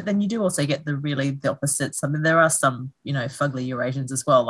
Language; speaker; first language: English; native; English